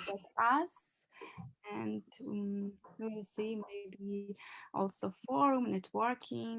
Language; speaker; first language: English; non-native, learner; Ukrainian